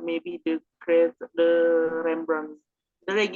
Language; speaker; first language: English; non-native, learner; Indonesian